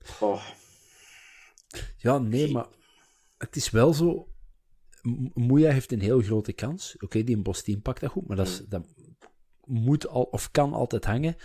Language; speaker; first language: Dutch; native; Dutch